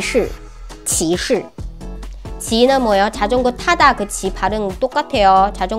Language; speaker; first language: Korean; non-native, fluent; Chinese